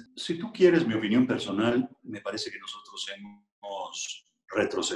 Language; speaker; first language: Spanish; native; Spanish